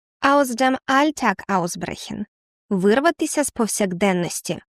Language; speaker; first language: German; non-native, fluent; Ukrainian